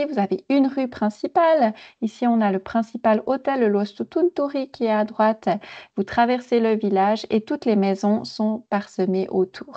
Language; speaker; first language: French; native; French